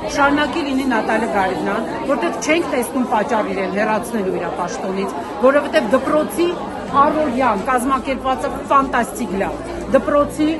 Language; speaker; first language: Armenian; native; Armenian